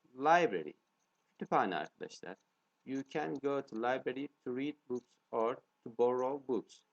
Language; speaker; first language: English; non-native, fluent; Turkish